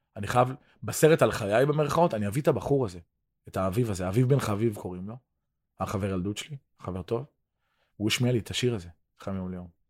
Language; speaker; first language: Hebrew; early bilingual, other home language; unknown